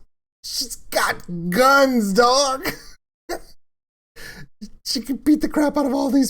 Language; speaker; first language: English; native; English